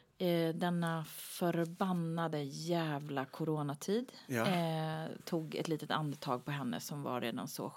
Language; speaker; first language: Swedish; native; Swedish